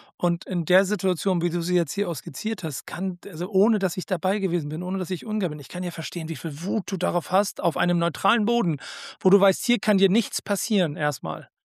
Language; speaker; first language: German; native; German